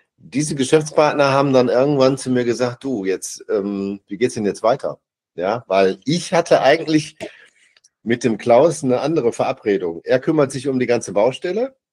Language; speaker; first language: German; native; German